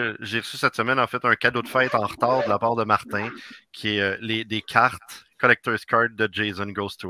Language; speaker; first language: French; native; French